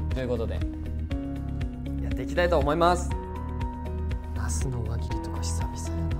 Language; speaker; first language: Japanese; native; Japanese